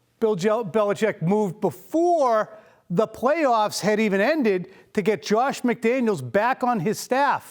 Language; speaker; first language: English; native; English